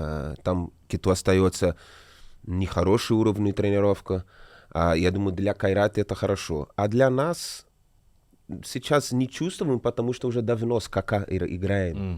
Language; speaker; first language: Russian; non-native, learner; Portuguese